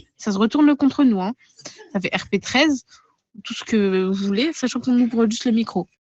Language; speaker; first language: French; native; French